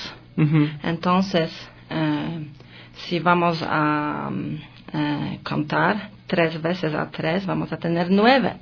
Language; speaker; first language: Spanish; non-native, learner; Polish